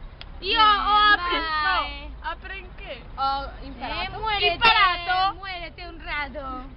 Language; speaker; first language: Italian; non-native, learner; Spanish